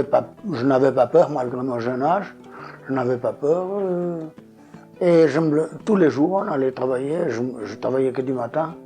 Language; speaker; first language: French; non-native, fluent; Portuguese